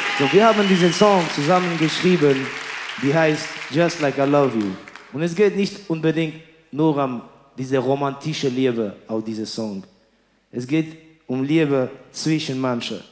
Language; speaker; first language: German; non-native, fluent; French